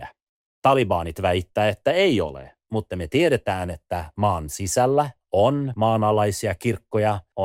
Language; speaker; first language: Finnish; early bilingual, other home language; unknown